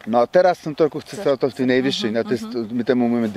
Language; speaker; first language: Polish; non-native, learner; Czech